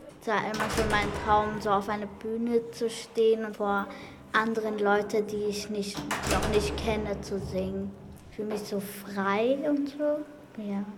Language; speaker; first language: German; early bilingual, other home language; Arabic